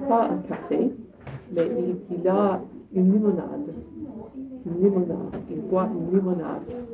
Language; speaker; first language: French; non-native, fluent; English